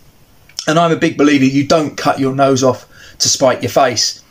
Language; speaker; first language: English; native; English